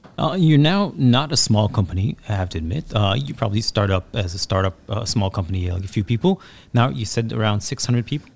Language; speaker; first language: English; non-native, fluent; Hebrew